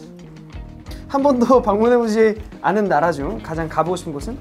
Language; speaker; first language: Korean; native; Korean